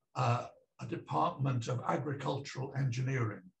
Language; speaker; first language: English; native; English